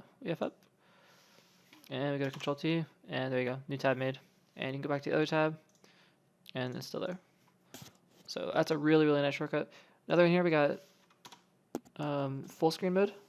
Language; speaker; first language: English; native; English